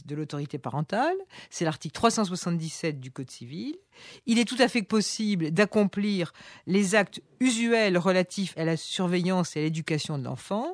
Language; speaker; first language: French; native; French